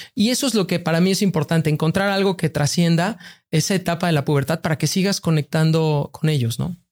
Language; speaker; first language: Spanish; native; Spanish